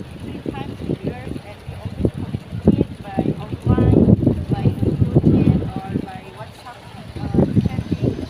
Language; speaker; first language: English; non-native, learner; Indonesian